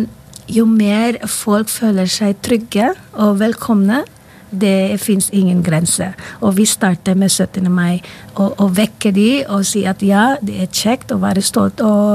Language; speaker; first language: Norwegian; non-native, fluent; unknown